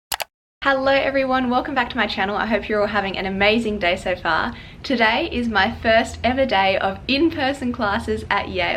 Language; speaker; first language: English; native; English